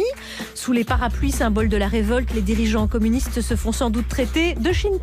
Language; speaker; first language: French; native; French